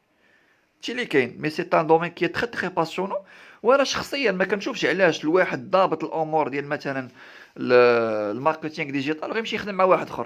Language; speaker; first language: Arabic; native; Arabic